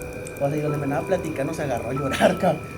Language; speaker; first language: Spanish; native; Spanish